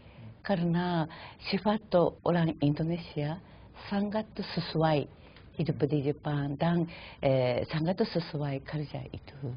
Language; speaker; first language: Indonesian; non-native, fluent; Japanese